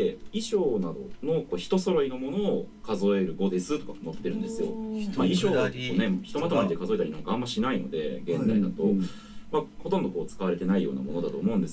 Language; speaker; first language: Japanese; native; Japanese